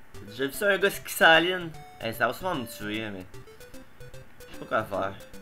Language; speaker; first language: French; native; French